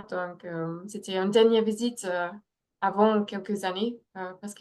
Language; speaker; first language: French; non-native, fluent; English